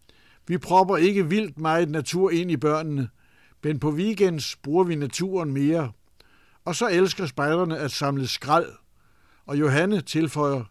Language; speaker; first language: Danish; native; Danish